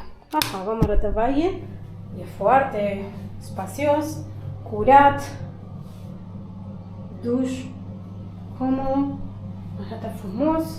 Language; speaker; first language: Romanian; non-native, learner; Spanish